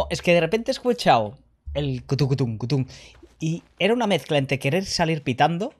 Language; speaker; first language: Spanish; native; Spanish